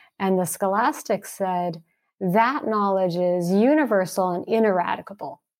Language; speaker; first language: English; early bilingual, heritage; English